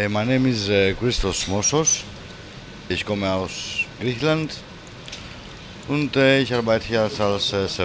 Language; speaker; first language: German; non-native, learner; Greek